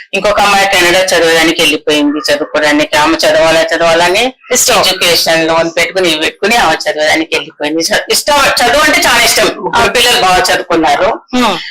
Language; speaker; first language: Telugu; non-native, fluent; Hindi